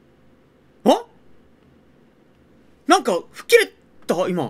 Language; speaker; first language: Japanese; native; Japanese